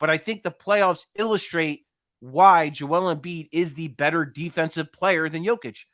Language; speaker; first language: English; native; English